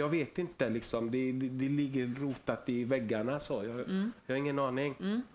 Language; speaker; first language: Swedish; early bilingual, other home language; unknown